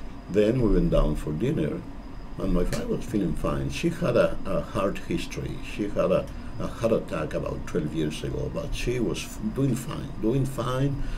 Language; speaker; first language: English; non-native, fluent; Spanish